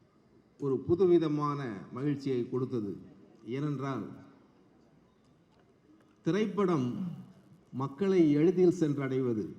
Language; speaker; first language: Tamil; native; Tamil